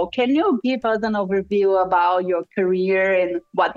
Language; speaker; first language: English; non-native, fluent; Portuguese